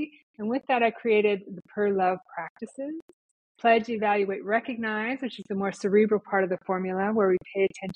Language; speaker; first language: English; native; English